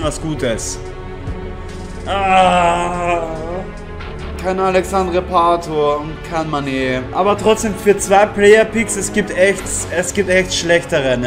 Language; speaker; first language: German; native; German